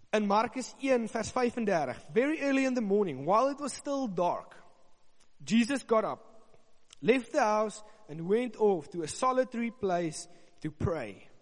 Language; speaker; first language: English; non-native, local second language; Afrikaans